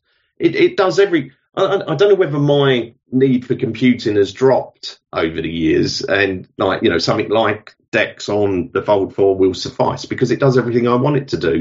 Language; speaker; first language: English; native; English